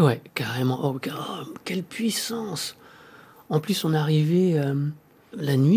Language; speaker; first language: French; native; French